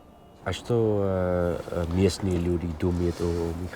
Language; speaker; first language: Russian; non-native, fluent; Dutch